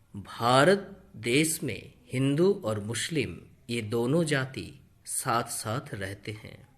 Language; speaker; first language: Hindi; non-native, local second language; Bangla